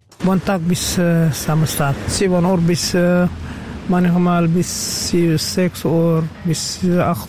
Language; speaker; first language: German; non-native, learner; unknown